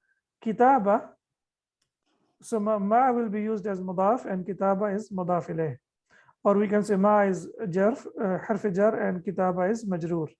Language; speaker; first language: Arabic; non-native, fluent; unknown